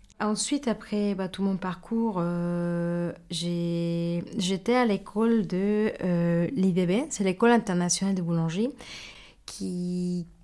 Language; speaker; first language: French; non-native, fluent; Spanish